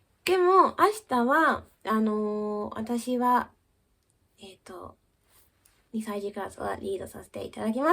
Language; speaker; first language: Japanese; early bilingual, heritage; Japanese